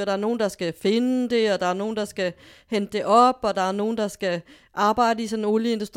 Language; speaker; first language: Danish; native; Danish